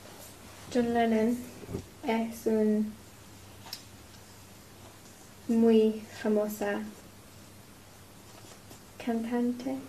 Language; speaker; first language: Spanish; non-native, learner; English